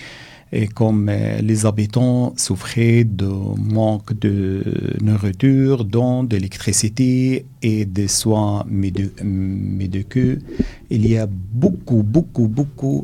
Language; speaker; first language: French; non-native, learner; Arabic